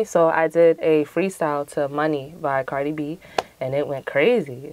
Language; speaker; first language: English; native; English